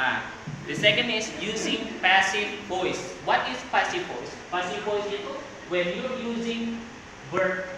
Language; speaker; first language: English; non-native, learner; Indonesian